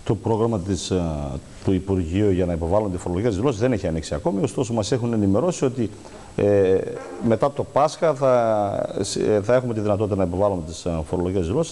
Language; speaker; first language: Greek; native; Greek